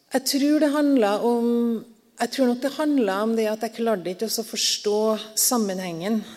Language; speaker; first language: Norwegian; native; Norwegian